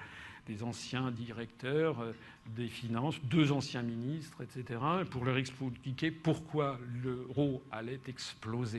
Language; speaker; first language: French; native; French